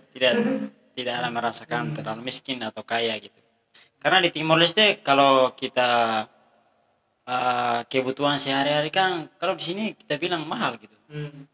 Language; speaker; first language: Indonesian; non-native, fluent; Tetum